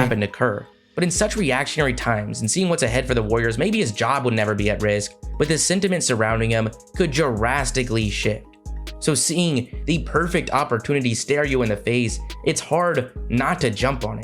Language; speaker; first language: English; native; English